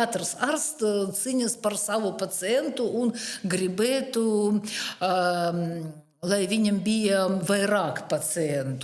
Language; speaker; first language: Latvian; non-native, learner; Russian